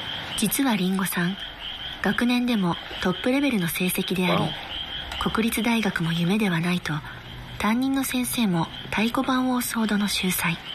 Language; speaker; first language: Japanese; native; Japanese